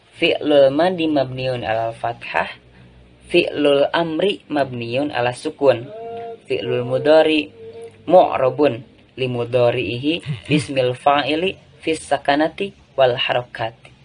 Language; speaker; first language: Arabic; non-native, learner; Indonesian